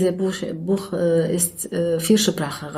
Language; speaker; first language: German; non-native, learner; Arabic